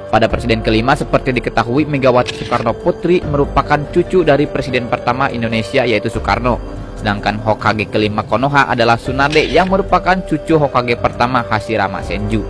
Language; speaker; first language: Indonesian; native; Indonesian